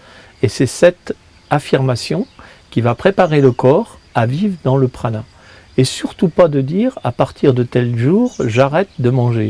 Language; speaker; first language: French; native; French